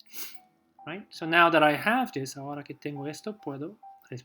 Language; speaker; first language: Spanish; non-native, fluent; English